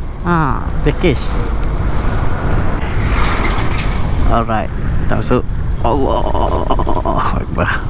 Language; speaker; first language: Malay; native; Malay